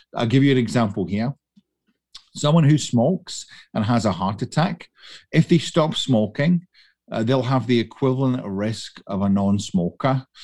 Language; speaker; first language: English; native; English